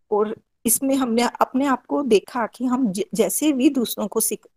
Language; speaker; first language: Hindi; native; Hindi